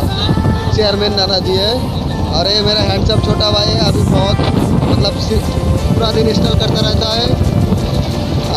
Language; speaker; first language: Hindi; non-native, local second language; Bangla